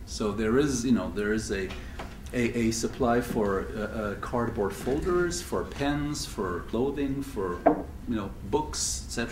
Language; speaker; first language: English; non-native, fluent; French